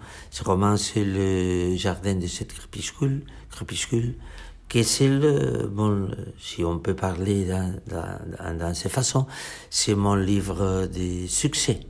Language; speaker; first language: French; non-native, fluent; Catalan